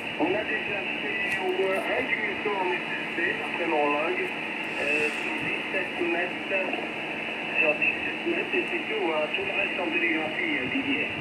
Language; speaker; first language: French; native; French